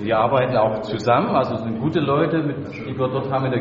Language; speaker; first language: German; native; German